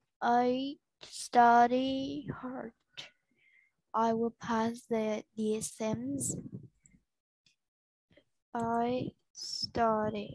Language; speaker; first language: English; non-native, learner; Vietnamese